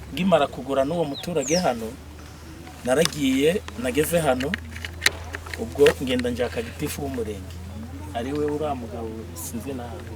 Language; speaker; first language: Kinyarwanda; native; Kinyarwanda